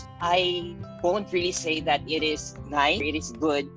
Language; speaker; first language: English; non-native, local second language; Filipino